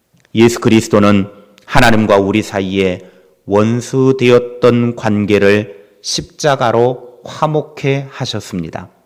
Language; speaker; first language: Korean; native; Korean